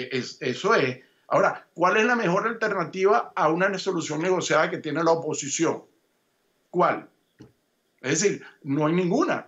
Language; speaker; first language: Spanish; native; Spanish